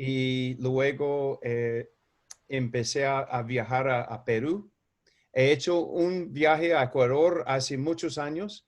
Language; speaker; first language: Spanish; non-native, fluent; English